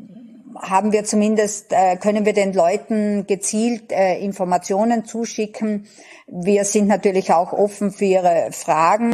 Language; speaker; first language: German; native; German